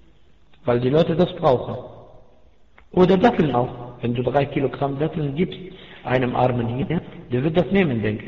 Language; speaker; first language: German; non-native, fluent; Arabic